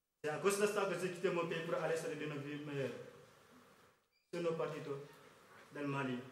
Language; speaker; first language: Italian; non-native, learner; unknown